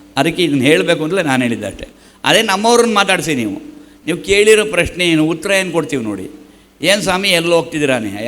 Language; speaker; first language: Kannada; native; Kannada